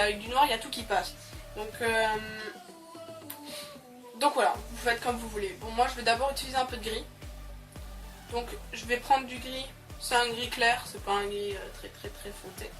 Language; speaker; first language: French; native; French